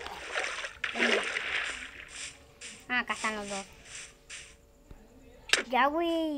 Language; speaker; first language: Spanish; native; Spanish